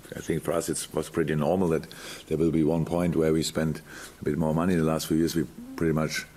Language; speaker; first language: English; non-native, fluent; German